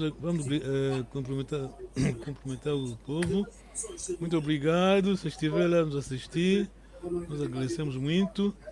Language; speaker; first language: Portuguese; non-native, local second language; Kongo